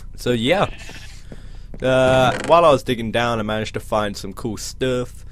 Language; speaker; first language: English; native; English